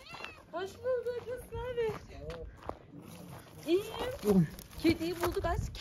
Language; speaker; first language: Turkish; native; Turkish